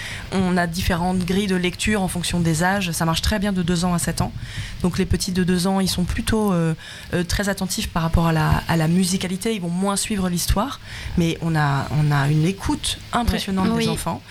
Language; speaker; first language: French; native; French